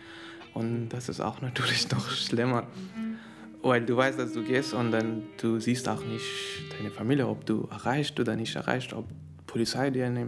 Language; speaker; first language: German; non-native, fluent; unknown